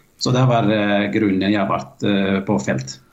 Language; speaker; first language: Norwegian; non-native, fluent; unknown